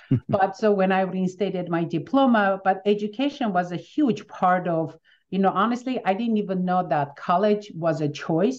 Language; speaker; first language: English; non-native, fluent; Armenian